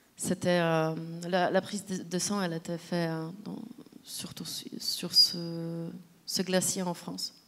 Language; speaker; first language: French; non-native, fluent; Polish